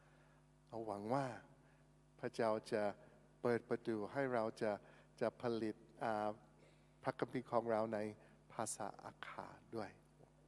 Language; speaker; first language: Thai; non-native, fluent; English